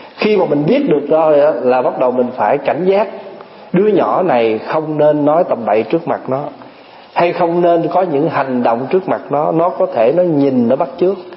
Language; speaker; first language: Vietnamese; early bilingual, other home language; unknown